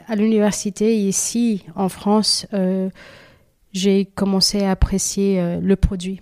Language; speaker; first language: French; non-native, fluent; Kabuverdianu